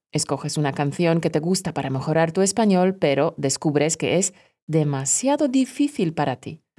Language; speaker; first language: Spanish; non-native, fluent; Polish